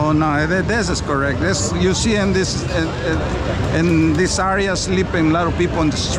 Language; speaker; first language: English; non-native, learner; Spanish